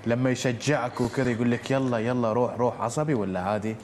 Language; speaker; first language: Arabic; native; Arabic